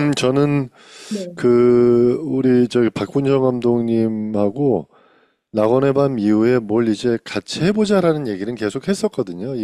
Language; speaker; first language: Korean; native; Korean